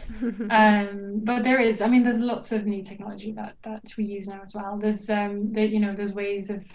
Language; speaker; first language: English; non-native, fluent; Norwegian